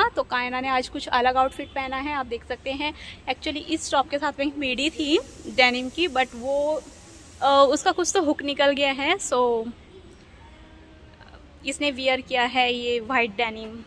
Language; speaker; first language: Hindi; native; Hindi